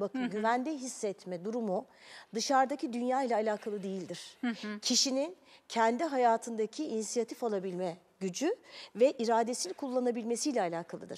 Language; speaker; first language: Turkish; native; Turkish